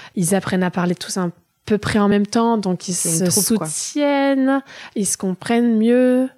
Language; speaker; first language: French; early bilingual, other home language; German